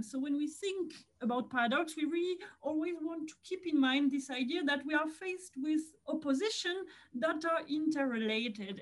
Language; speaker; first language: English; non-native, fluent; French